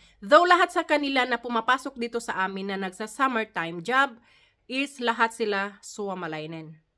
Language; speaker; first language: Filipino; non-native, local second language; Cebuano